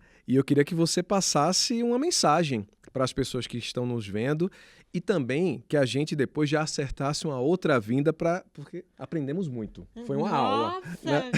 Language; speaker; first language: Portuguese; native; Portuguese